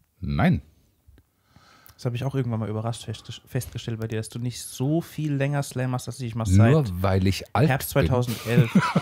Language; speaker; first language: German; native; German